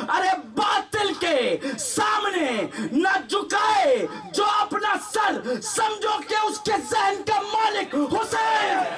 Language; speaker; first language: Urdu; native; Urdu